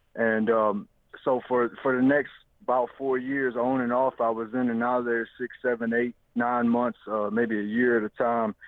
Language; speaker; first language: English; native; English